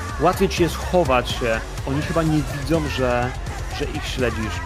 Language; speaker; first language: Polish; native; Polish